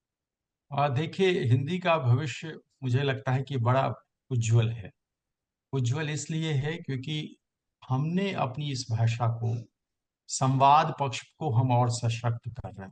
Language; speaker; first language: Hindi; native; Hindi